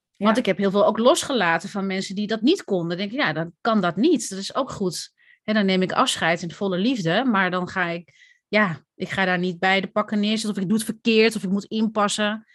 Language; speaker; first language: Dutch; native; Dutch